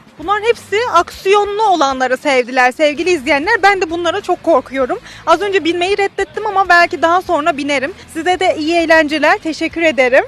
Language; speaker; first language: Turkish; native; Turkish